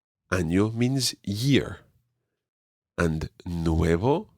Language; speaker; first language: Spanish; non-native, fluent; English